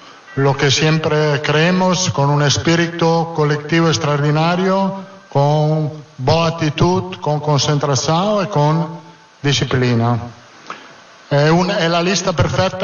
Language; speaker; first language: Portuguese; non-native, fluent; Italian